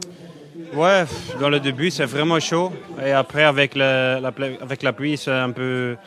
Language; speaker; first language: French; non-native, learner; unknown